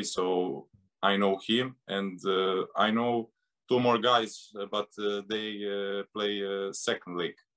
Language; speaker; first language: English; non-native, learner; Serbian